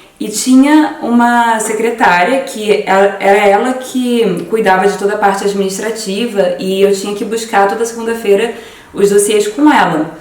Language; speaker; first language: Portuguese; native; Portuguese